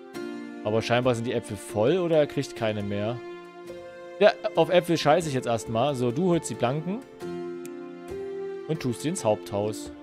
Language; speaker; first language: German; native; German